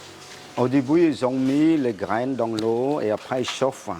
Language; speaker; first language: French; non-native, fluent; Khmer